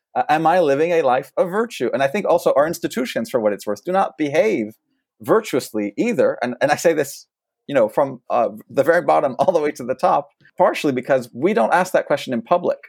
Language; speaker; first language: English; early bilingual, other home language; French